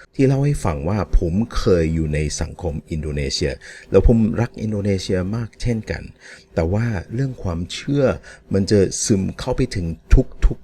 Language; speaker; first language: Thai; non-native, fluent; English